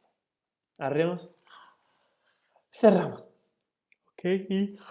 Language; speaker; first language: Spanish; non-native, fluent; English